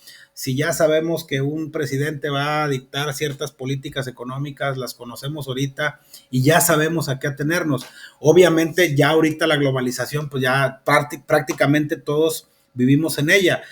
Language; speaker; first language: Spanish; native; Spanish